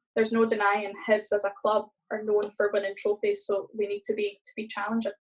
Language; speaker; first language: English; native; English